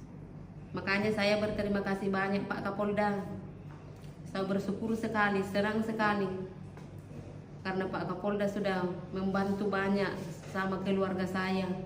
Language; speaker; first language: Indonesian; non-native, local second language; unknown